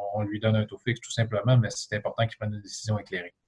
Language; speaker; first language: French; native; French